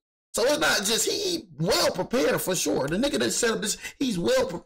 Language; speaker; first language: English; native; English